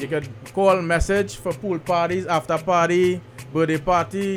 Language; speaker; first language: English; native; English